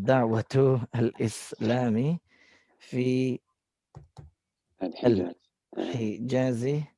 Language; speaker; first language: Arabic; non-native, fluent; English